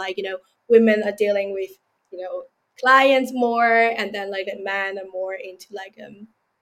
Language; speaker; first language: English; non-native, local second language; Cantonese